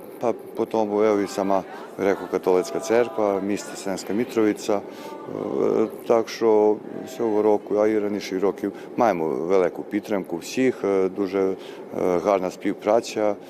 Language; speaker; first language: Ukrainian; early bilingual, heritage; Ukrainian